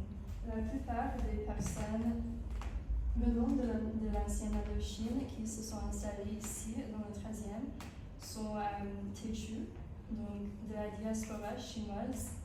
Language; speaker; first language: French; non-native, fluent; English